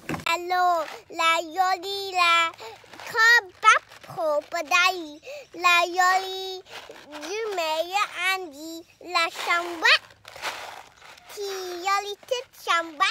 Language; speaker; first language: Vietnamese; early bilingual, heritage; Vietnamese